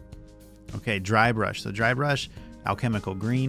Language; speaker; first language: English; native; English